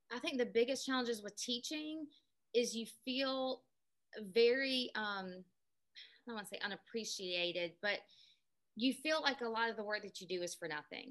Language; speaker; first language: English; native; English